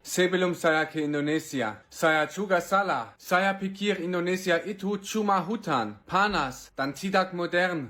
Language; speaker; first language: Indonesian; non-native, fluent; German